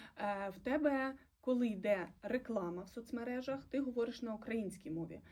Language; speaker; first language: Ukrainian; native; Ukrainian